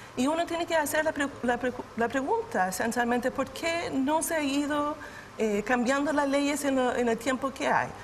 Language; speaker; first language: Spanish; non-native, fluent; English